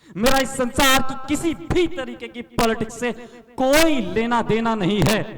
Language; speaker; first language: Hindi; native; Hindi